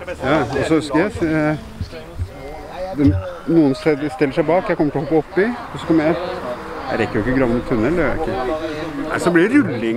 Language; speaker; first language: Norwegian; native; Norwegian